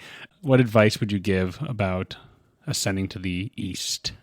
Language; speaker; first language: English; native; English